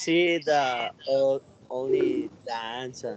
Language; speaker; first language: English; non-native, learner; Spanish